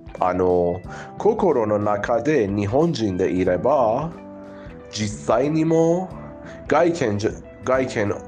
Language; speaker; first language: Japanese; non-native, fluent; Persian